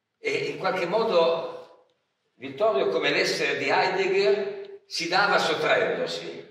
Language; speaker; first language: Italian; native; Italian